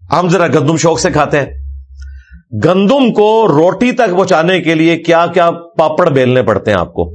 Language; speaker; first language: Urdu; non-native, local second language; Punjabi